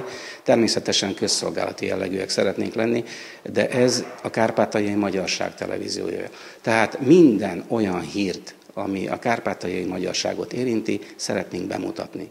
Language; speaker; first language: Hungarian; native; Hungarian